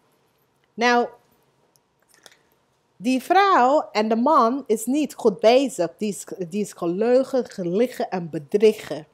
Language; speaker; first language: Dutch; non-native, learner; English